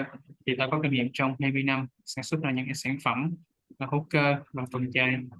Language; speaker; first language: Vietnamese; native; Vietnamese